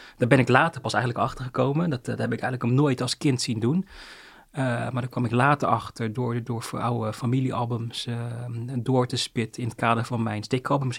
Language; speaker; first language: Dutch; early bilingual, other home language; Cantonese